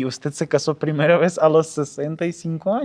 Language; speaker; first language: Spanish; non-native, fluent; Ukrainian